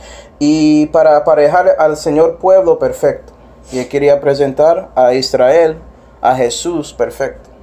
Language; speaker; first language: Spanish; non-native, fluent; English